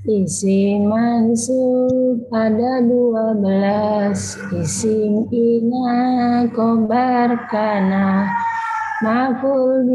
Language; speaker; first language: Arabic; non-native, learner; Indonesian